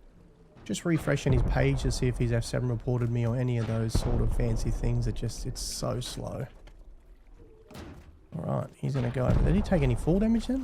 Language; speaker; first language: English; native; English